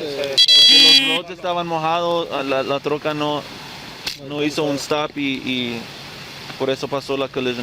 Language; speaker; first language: Spanish; early bilingual, heritage; English